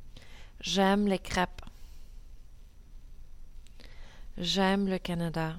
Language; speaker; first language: French; non-native, learner; English